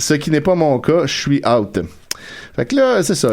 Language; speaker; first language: French; native; French